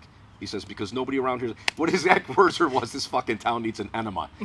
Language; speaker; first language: English; native; English